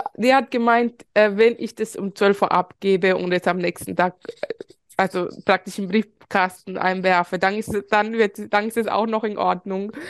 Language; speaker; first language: German; early bilingual, other home language; Spanish